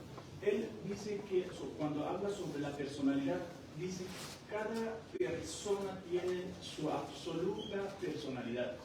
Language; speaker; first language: Spanish; non-native, fluent; Persian